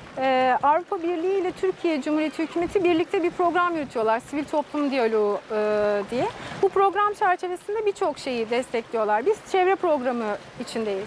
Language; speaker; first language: Turkish; native; Turkish